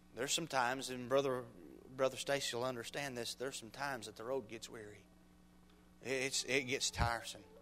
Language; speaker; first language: English; native; English